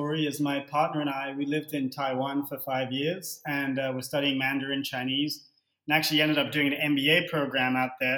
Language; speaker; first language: English; native; English